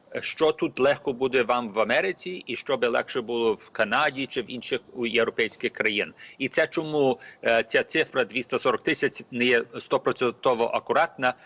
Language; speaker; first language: Ukrainian; early bilingual, heritage; Ukrainian